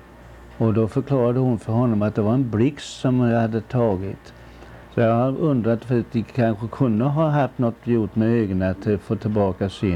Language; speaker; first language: Swedish; early bilingual, heritage; Swedish